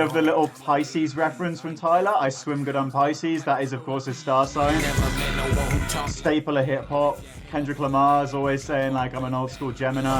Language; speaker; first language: English; native; English